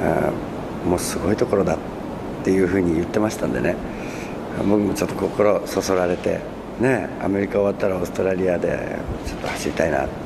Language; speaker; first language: Japanese; native; Japanese